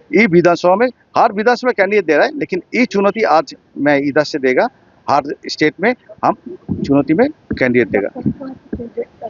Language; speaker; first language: Hindi; non-native, local second language; Bangla